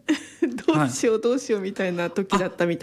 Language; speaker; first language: Japanese; native; Japanese